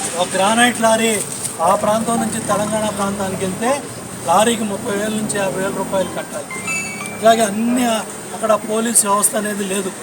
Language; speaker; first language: Telugu; native; Telugu